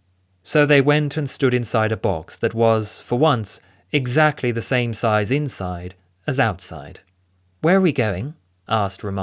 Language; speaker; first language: English; native; English